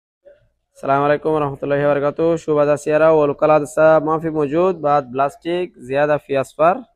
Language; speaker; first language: Arabic; non-native, learner; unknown